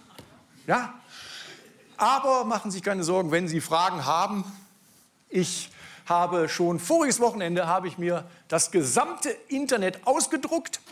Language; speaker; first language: German; native; German